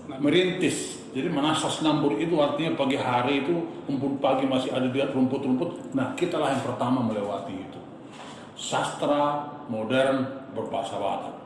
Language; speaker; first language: Indonesian; non-native, local second language; Batak Toba